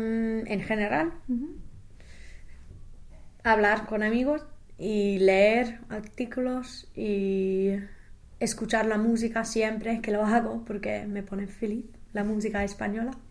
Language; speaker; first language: Spanish; non-native, fluent; English